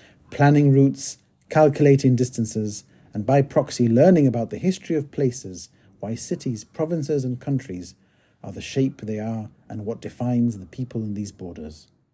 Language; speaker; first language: English; native; English